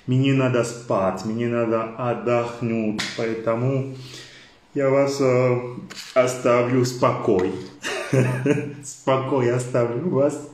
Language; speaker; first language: Russian; non-native, learner; French